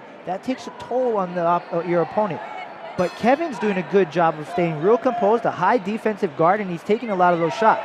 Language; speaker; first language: English; native; English